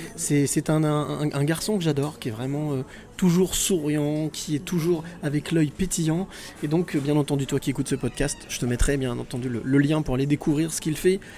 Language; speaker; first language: French; native; French